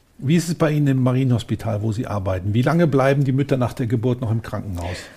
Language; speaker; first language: German; native; German